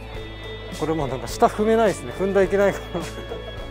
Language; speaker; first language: Japanese; native; Japanese